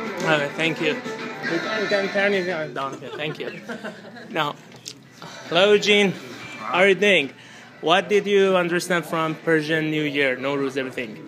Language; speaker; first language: English; non-native, fluent; Persian